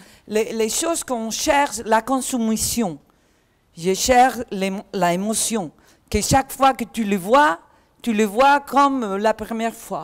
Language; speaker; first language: French; non-native, learner; Catalan